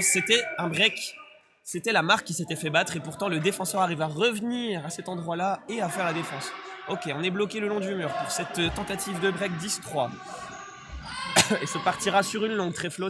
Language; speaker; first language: French; native; French